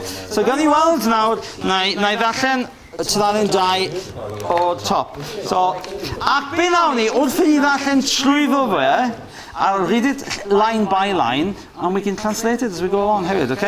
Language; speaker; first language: Welsh; non-native, fluent; English